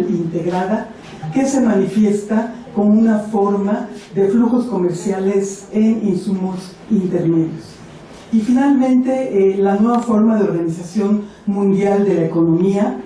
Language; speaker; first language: Spanish; native; Spanish